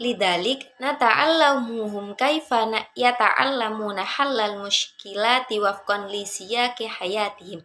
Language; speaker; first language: Arabic; non-native, learner; Indonesian